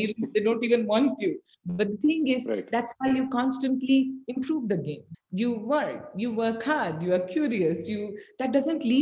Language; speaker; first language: English; non-native, local second language; Hindi